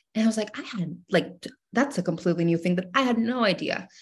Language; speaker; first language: English; non-native, fluent; Spanish